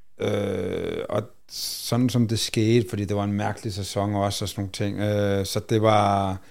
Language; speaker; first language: Danish; native; Danish